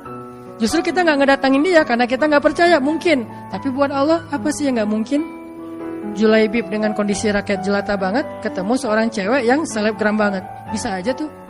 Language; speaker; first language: Indonesian; native; Indonesian